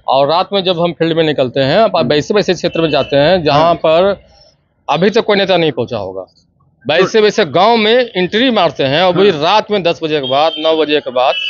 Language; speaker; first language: Hindi; native; Hindi